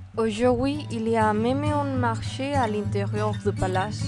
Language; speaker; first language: French; non-native, learner; Spanish